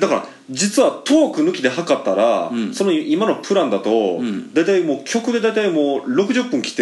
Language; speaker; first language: Japanese; native; Japanese